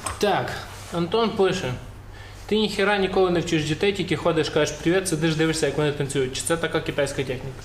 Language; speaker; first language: Ukrainian; native; Ukrainian